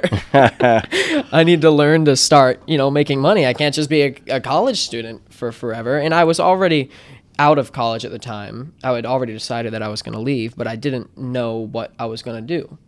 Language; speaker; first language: English; native; English